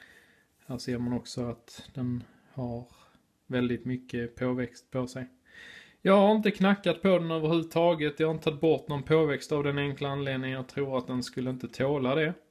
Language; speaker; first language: Swedish; native; Swedish